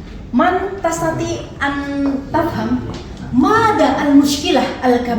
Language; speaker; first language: Arabic; non-native, learner; Indonesian